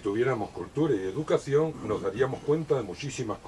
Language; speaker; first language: Spanish; native; Spanish